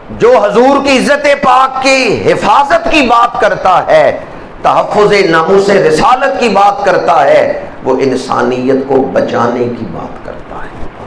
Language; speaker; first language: Urdu; non-native, local second language; Punjabi